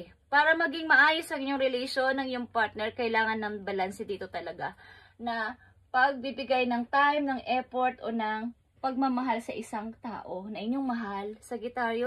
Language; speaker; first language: Filipino; native; Filipino